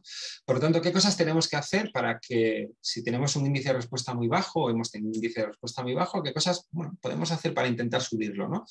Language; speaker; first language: Spanish; native; Spanish